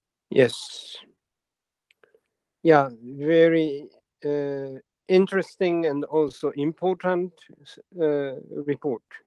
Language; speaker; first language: English; non-native, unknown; Japanese